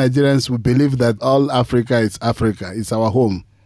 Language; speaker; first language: English; non-native, local second language; Igbo